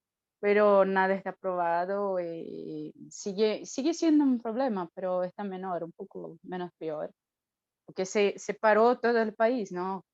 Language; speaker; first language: Spanish; non-native, fluent; Portuguese